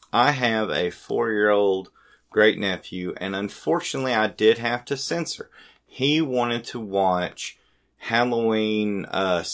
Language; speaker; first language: English; native; English